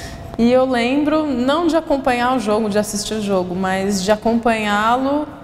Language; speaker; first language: Portuguese; native; Portuguese